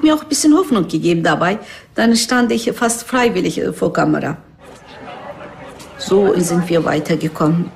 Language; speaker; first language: German; non-native, learner; Turkish